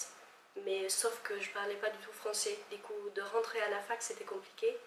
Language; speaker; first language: French; non-native, fluent; Albanian